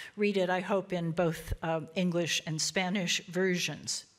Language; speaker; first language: English; native; English